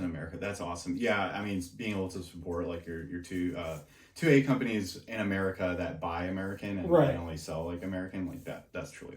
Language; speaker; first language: English; native; English